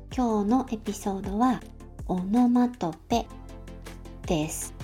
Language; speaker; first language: Japanese; native; Japanese